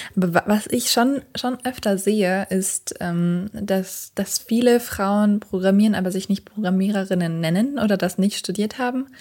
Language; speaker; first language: German; early bilingual, other home language; Kurdish